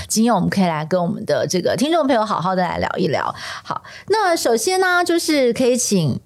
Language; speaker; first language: Chinese; native; Chinese